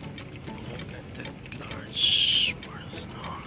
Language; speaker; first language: English; non-native, local second language; Filipino